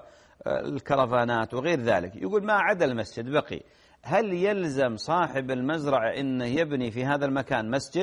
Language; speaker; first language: Arabic; native; Arabic